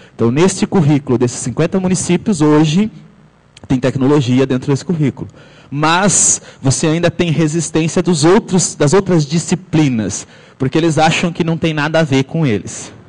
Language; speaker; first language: Portuguese; native; Portuguese